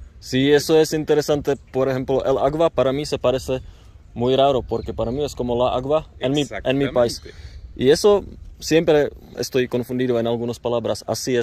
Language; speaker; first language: Spanish; non-native, learner; Czech